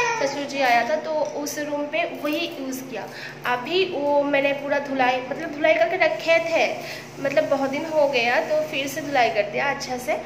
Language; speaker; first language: Hindi; non-native, local second language; Bangla